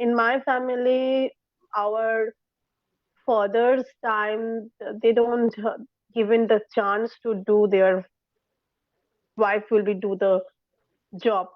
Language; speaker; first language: English; non-native, learner; Bangla